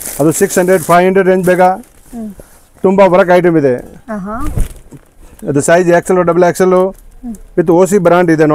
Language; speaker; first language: Kannada; non-native, local second language; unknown